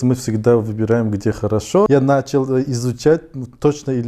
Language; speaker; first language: Russian; non-native, fluent; Tajik